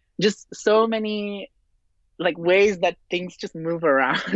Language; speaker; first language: English; non-native, fluent; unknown